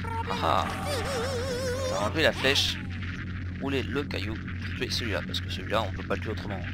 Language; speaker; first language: French; native; French